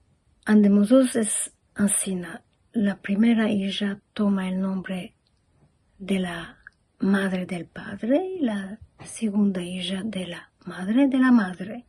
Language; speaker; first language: Spanish; early bilingual, heritage; Ladino